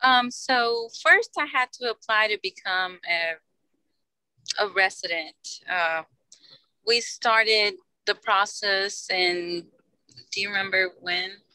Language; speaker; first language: English; early bilingual, other home language; Spanish